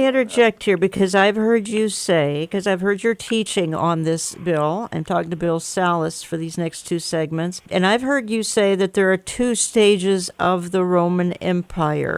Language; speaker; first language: English; native; English